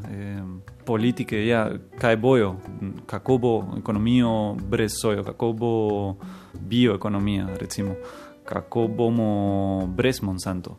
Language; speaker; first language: Slovenian; non-native, learner; Spanish